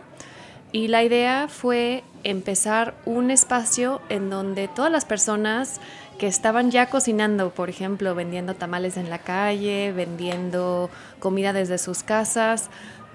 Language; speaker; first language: Spanish; early bilingual, heritage; Spanish